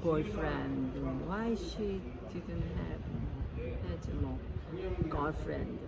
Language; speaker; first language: English; non-native, learner; Korean